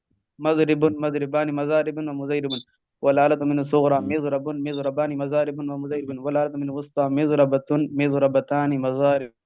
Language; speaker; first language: Arabic; non-native, learner; Urdu